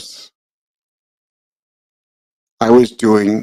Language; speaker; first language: English; native; English